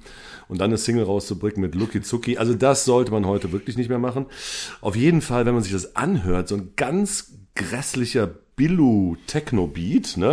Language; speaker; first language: German; native; German